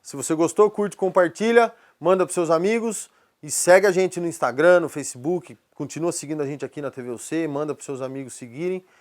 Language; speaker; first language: Portuguese; native; Portuguese